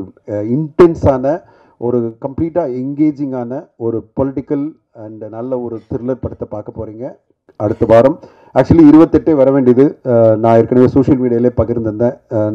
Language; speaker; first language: Tamil; native; Tamil